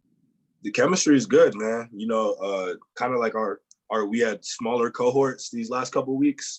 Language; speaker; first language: English; native; English